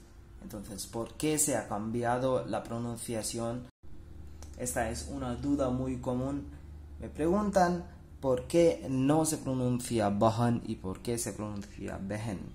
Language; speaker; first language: Spanish; non-native, fluent; Hindi